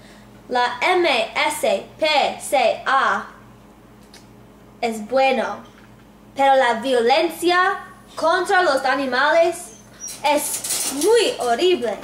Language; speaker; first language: Spanish; non-native, learner; English